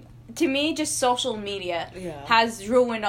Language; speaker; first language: English; non-native, fluent; Arabic